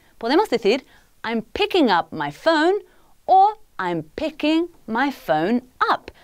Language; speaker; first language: English; native; English